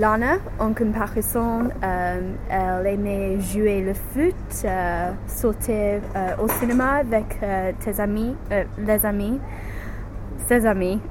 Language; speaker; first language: French; non-native, learner; English